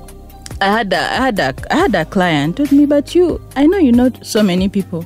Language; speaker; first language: English; non-native, local second language; Ganda